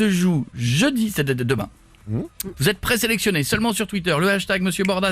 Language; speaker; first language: French; native; French